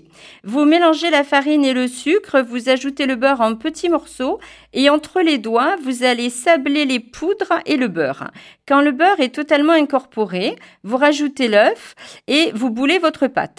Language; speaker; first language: French; native; French